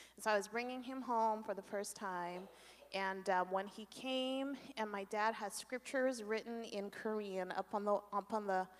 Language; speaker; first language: English; native; English